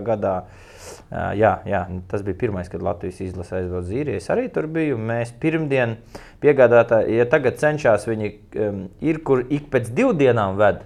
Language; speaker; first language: Latvian; native; Latvian